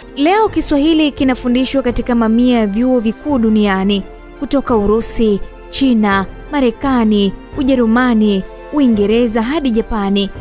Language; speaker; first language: Swahili; native; Swahili